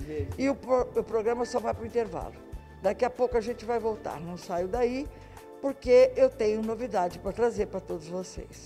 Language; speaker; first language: Portuguese; native; Portuguese